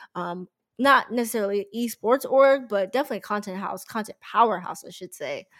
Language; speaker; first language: English; native; English